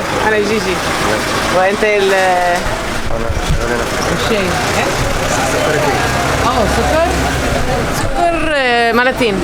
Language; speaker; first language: Arabic; non-native, learner; English